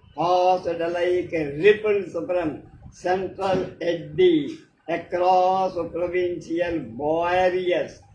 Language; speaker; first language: English; non-native, local second language; Telugu